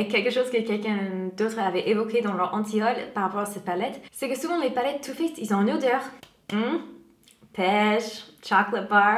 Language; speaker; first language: French; non-native, fluent; English